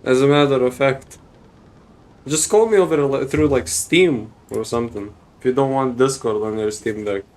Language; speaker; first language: English; non-native, fluent; Lithuanian